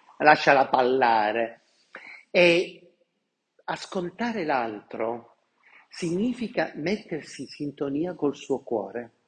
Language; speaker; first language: Italian; non-native, local second language; Sicilian